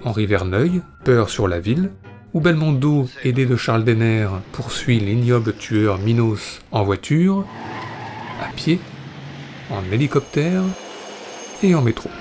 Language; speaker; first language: French; native; French